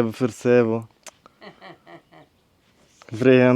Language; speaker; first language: Portuguese; non-native, learner; Russian